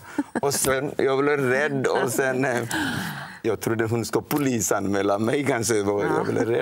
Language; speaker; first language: Swedish; non-native, fluent; Odia